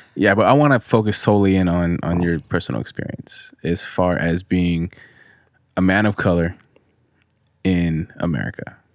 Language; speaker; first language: English; early bilingual, other home language; Spanish